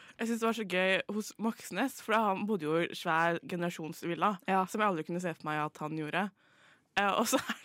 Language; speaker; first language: Norwegian; native; Norwegian